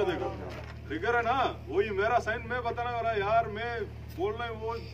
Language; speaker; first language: Hindi; non-native, local second language; Tamil